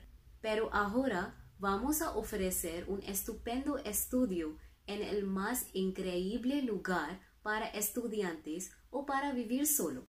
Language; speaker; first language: Spanish; non-native, learner; Hindi